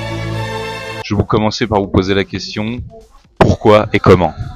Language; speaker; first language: French; native; French